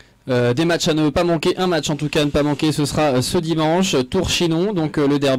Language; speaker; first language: French; native; French